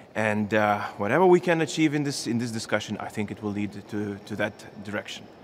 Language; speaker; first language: English; non-native, fluent; Lithuanian